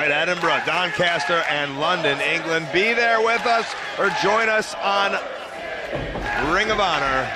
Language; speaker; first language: English; native; English